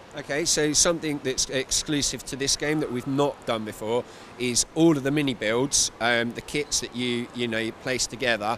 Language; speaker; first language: English; native; English